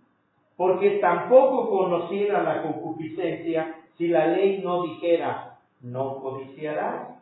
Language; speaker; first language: Spanish; native; Spanish